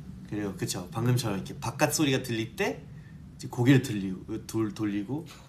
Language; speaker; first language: Korean; early bilingual, heritage; Korean